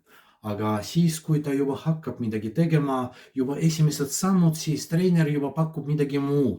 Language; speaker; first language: Estonian; non-native, fluent; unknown